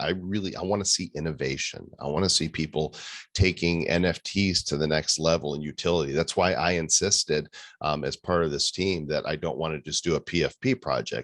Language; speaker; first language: English; native; English